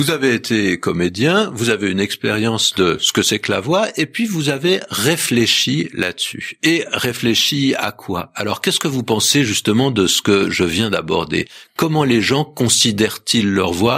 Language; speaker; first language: French; native; French